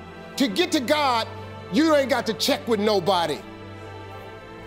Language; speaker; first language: English; native; English